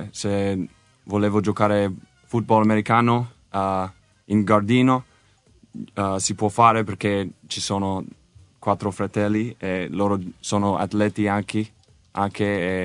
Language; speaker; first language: Italian; non-native, learner; English